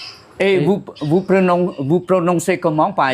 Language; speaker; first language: French; non-native, fluent; Khmer